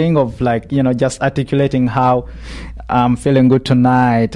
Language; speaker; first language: English; non-native, local second language; Ganda